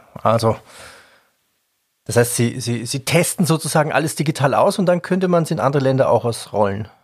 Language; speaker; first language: German; native; German